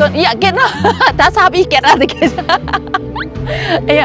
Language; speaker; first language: German; non-native, fluent; Korean